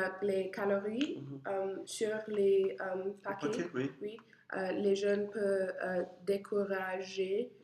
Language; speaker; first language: French; non-native, learner; English